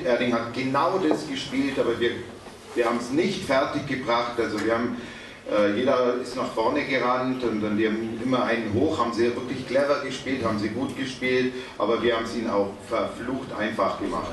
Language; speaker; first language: German; native; German